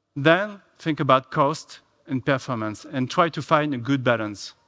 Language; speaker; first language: English; non-native, fluent; French